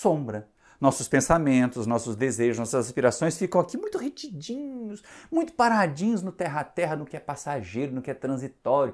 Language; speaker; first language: Portuguese; native; Portuguese